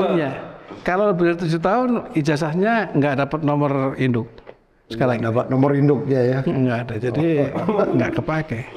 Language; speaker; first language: Indonesian; native; Indonesian